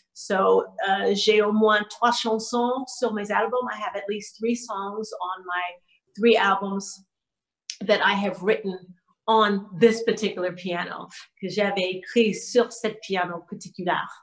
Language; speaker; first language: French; non-native, learner; English